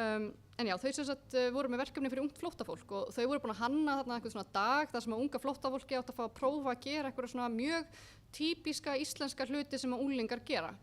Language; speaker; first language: Icelandic; native; Icelandic